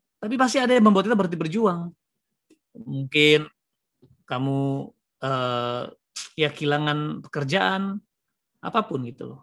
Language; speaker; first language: Indonesian; native; Indonesian